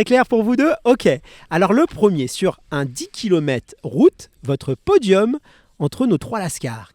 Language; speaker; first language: French; native; French